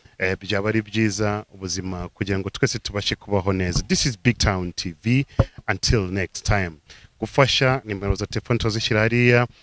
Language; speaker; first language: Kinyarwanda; native; Kinyarwanda